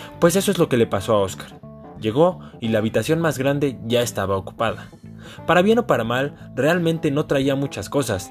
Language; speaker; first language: Spanish; native; Spanish